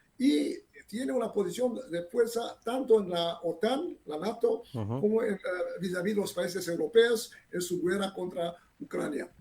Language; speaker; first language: Spanish; non-native, fluent; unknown